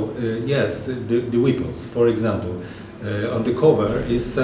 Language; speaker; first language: English; non-native, learner; Polish